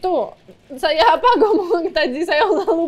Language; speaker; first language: Indonesian; non-native, learner; Russian